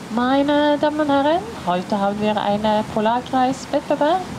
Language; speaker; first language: German; non-native, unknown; Norwegian